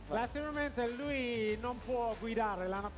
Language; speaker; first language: Italian; non-native, fluent; Japanese